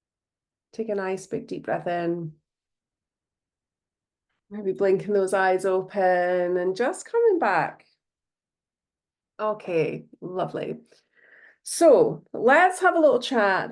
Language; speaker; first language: English; native; English